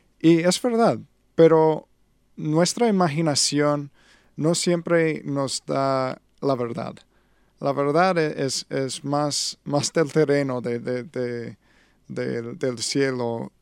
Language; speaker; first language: Spanish; non-native, learner; English